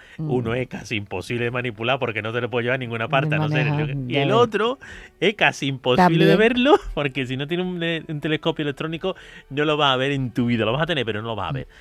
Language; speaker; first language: Spanish; native; Spanish